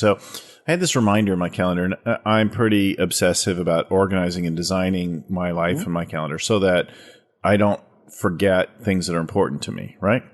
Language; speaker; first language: English; native; English